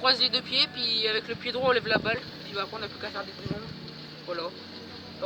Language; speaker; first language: French; native; French